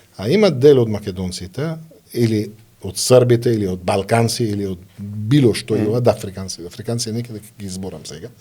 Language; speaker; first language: Macedonian; non-native, fluent; Arabic